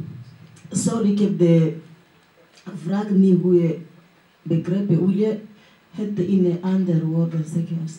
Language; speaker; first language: Dutch; non-native, learner; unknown